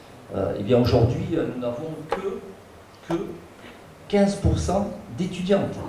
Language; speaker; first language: French; native; French